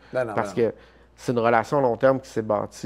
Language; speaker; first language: French; native; French